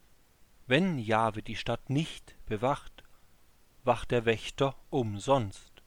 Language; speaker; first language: German; native; German